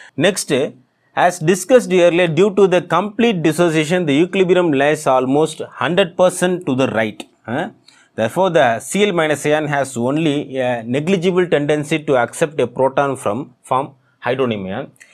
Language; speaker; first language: English; non-native, local second language; Tamil